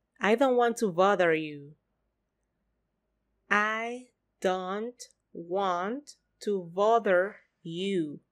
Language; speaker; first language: English; non-native, fluent; Spanish